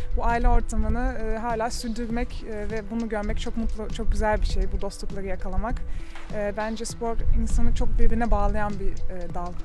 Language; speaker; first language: Turkish; early bilingual, heritage; Turkish